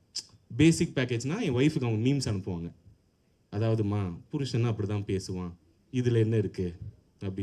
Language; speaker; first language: Tamil; native; Tamil